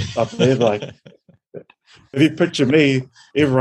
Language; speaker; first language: English; native; English